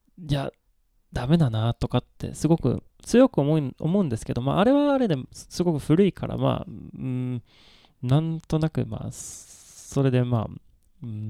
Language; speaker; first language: Japanese; non-native, fluent; Swedish